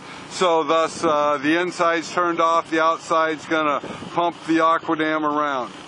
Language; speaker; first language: English; native; English